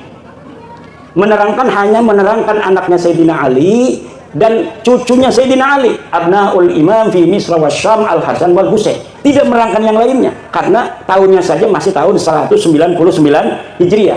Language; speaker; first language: Indonesian; non-native, local second language; Javanese